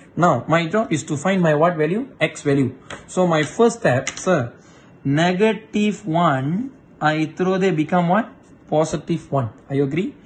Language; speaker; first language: English; non-native, local second language; Malay